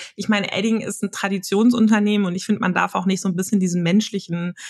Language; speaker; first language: German; native; German